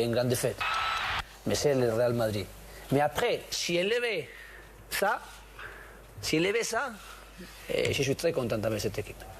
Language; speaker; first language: French; non-native, learner; Spanish